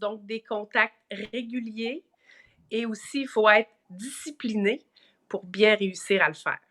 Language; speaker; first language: French; native; French